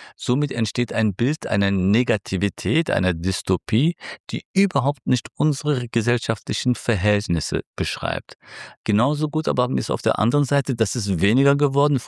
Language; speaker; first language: German; early bilingual, other home language; Turkish